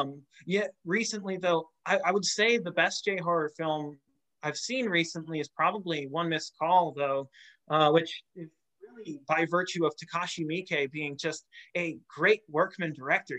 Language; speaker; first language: English; native; English